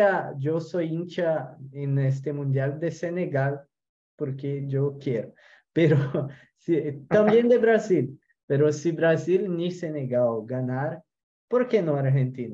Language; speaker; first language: Spanish; non-native, local second language; Portuguese